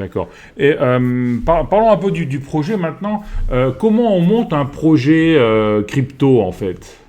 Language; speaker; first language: French; native; French